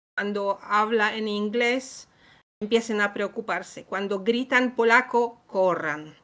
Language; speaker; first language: Spanish; non-native, fluent; Polish